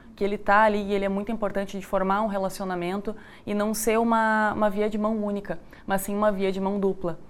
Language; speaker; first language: Portuguese; native; Portuguese